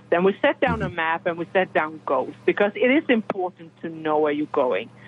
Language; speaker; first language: English; non-native, fluent; Swedish